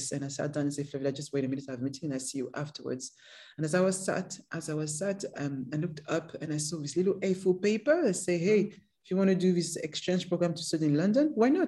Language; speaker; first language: English; non-native, fluent; French